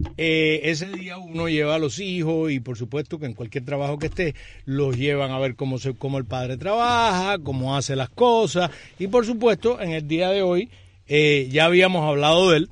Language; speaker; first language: Spanish; native; Spanish